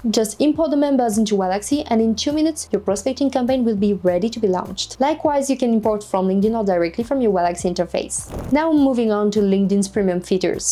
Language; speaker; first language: English; non-native, fluent; French